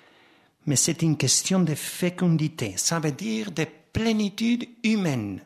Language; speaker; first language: French; non-native, fluent; Spanish